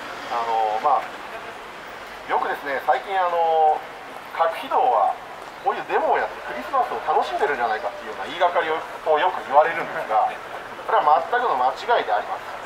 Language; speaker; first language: Japanese; native; Japanese